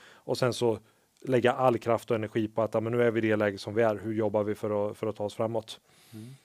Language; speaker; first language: Swedish; native; Swedish